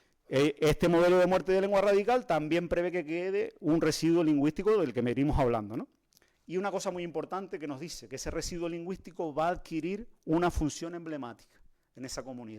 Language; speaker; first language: Spanish; native; Spanish